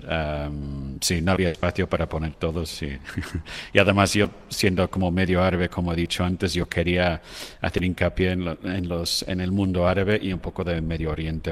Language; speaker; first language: Spanish; non-native, fluent; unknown